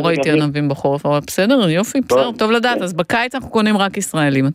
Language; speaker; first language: Hebrew; native; Hebrew